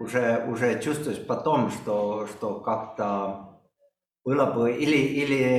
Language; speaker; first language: Russian; non-native, local second language; Estonian